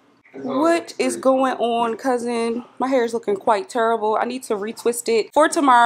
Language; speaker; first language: English; native; English